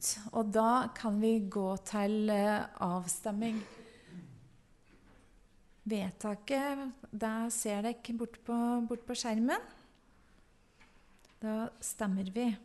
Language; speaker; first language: Norwegian; native; Norwegian